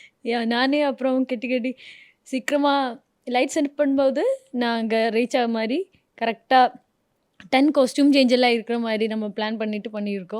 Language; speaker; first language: Tamil; non-native, fluent; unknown